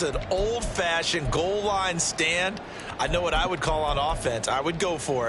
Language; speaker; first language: English; native; English